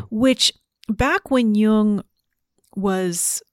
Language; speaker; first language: English; native; English